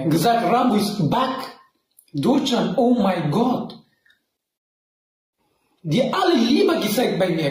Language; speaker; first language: German; non-native, learner; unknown